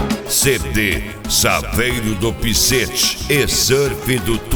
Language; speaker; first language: Portuguese; native; Portuguese